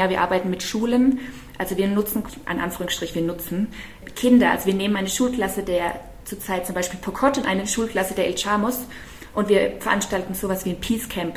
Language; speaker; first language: German; native; German